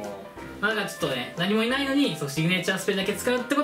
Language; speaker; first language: Japanese; native; Japanese